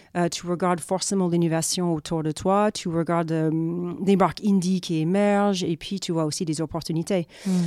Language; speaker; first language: French; non-native, fluent; English